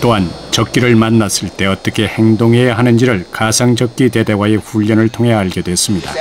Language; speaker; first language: Korean; native; Korean